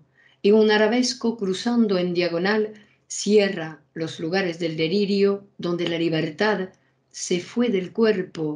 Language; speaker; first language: Spanish; native; Spanish